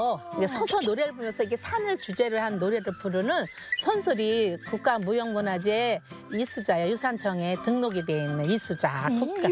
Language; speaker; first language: Korean; native; Korean